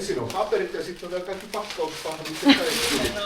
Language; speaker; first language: Finnish; native; Finnish